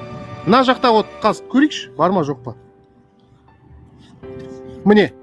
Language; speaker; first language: Kazakh; non-native, local second language; Russian